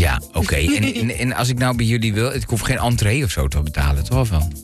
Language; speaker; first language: Dutch; native; Dutch